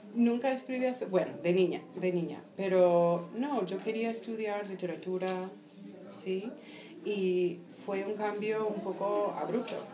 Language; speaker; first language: Spanish; non-native, fluent; English